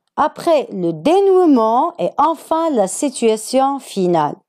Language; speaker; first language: French; non-native, local second language; Arabic